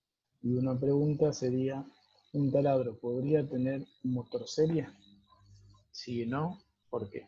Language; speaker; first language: Spanish; native; Spanish